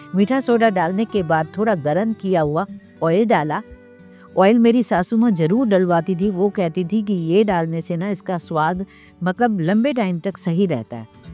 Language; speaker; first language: Hindi; non-native, local second language; Sindhi